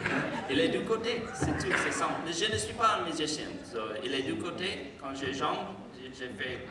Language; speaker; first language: French; non-native, learner; English